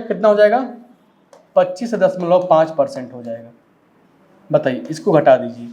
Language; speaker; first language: Hindi; native; Hindi